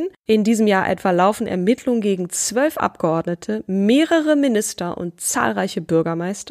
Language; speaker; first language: German; native; German